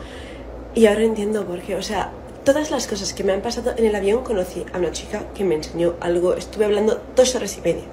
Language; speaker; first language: Spanish; non-native, fluent; Italian